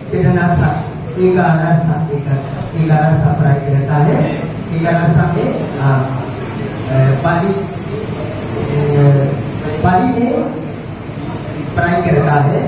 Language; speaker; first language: Hindi; non-native, learner; Burmese